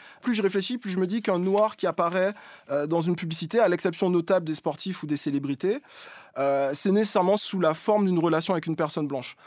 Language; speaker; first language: French; native; French